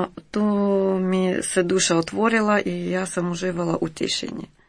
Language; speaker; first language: Croatian; non-native, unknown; Ukrainian